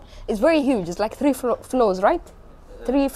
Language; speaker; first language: English; non-native, fluent; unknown